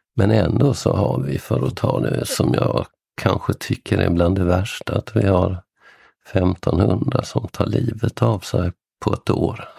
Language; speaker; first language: Swedish; native; Swedish